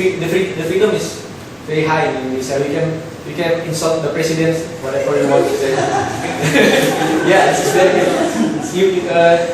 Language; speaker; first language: English; non-native, local second language; Indonesian